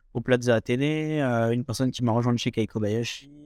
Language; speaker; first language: French; native; French